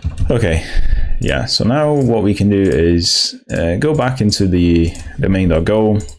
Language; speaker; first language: English; non-native, fluent; Portuguese